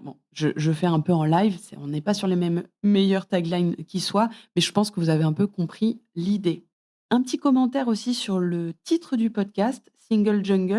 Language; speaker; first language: French; native; French